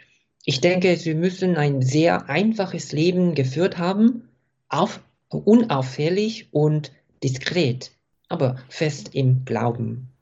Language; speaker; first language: German; non-native, fluent; Korean